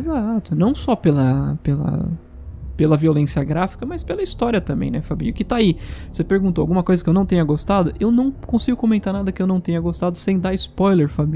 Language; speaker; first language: Portuguese; native; Portuguese